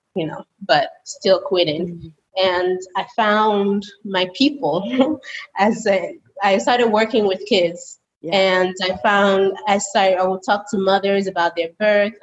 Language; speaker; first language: English; early bilingual, other home language; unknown